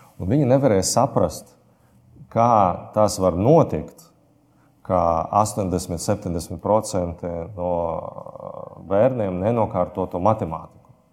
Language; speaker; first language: Latvian; non-native, local second language; Russian